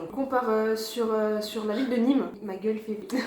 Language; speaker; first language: French; native; French